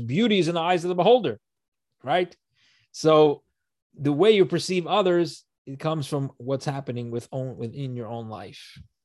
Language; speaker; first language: English; native; English